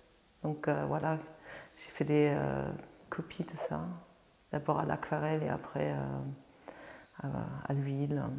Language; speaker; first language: French; non-native, fluent; German